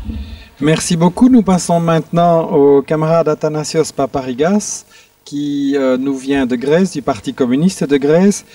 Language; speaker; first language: French; native; French